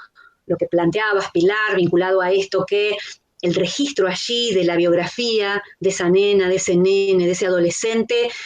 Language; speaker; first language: Spanish; native; Spanish